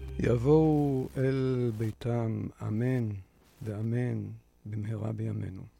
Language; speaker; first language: Hebrew; native; Hebrew